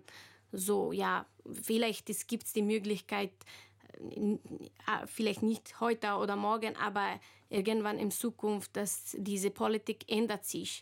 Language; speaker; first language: German; non-native, learner; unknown